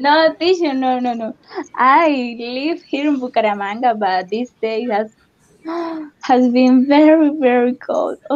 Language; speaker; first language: English; non-native, learner; Spanish